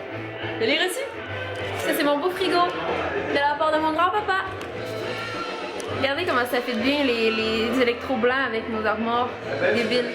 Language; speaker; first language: French; native; French